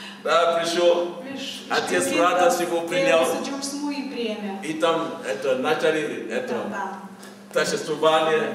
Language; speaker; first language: Russian; non-native, fluent; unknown